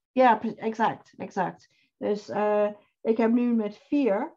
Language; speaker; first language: Dutch; non-native, fluent; English